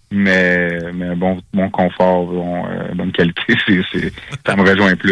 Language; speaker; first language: French; native; French